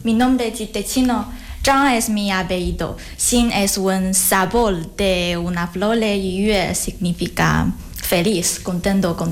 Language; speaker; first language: Spanish; non-native, learner; Chinese